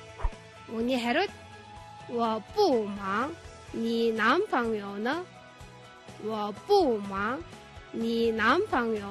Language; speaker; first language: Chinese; non-native, fluent; Mongolian